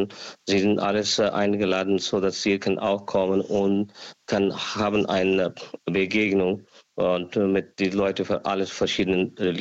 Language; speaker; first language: German; non-native, learner; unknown